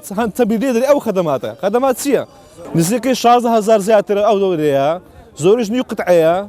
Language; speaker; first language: Central Kurdish; native; Central Kurdish